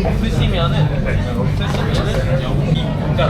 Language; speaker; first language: Korean; non-native, fluent; English